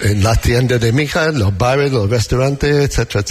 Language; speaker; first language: Spanish; non-native, learner; English